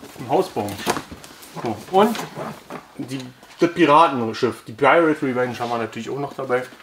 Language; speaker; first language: German; native; German